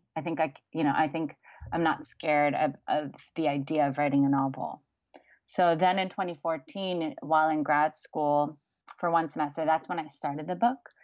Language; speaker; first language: English; native; English